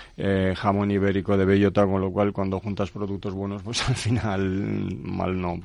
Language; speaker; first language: Spanish; non-native, fluent; Romanian